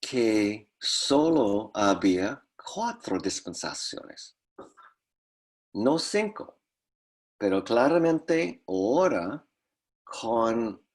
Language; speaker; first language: Spanish; non-native, fluent; English